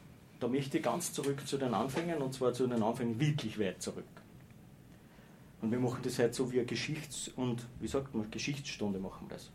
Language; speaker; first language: German; native; German